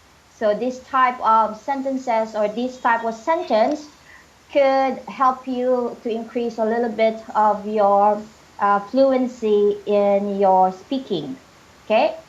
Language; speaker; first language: English; non-native, fluent; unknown